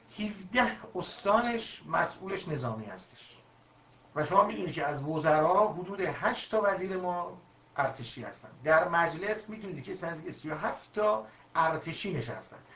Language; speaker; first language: Persian; non-native, local second language; Azerbaijani